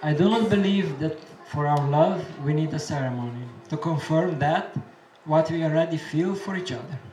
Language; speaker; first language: English; non-native, fluent; Slovenian